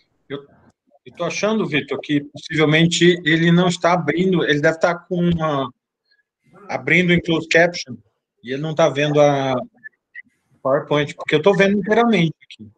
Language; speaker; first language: Portuguese; native; Portuguese